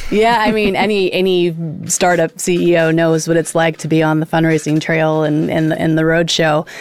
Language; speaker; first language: English; native; English